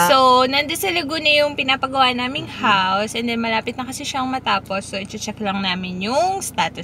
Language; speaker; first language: Filipino; native; Filipino